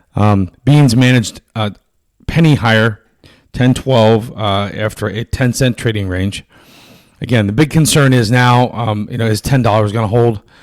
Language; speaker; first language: English; native; English